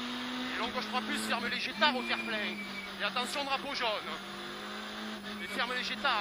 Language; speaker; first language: French; native; French